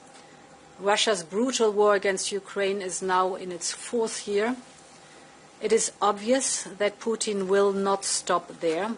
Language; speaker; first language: English; non-native, fluent; German